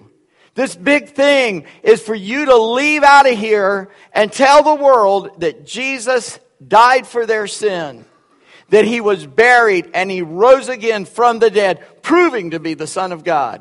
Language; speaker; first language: English; early bilingual, other home language; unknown